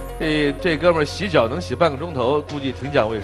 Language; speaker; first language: Chinese; native; Chinese